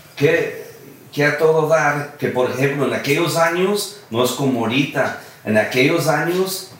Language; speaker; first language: Spanish; early bilingual, heritage; Spanish